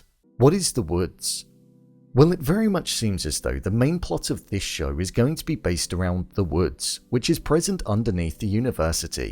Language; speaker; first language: English; native; English